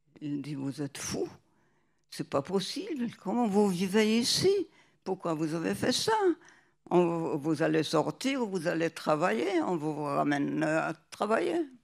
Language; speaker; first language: French; non-native, fluent; Polish